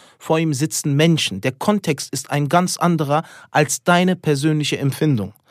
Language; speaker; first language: German; early bilingual, other home language; Turkish